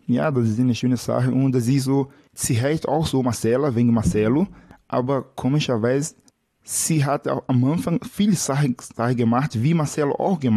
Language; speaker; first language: German; non-native, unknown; Portuguese